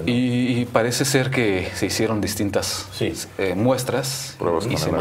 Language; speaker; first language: Spanish; native; Spanish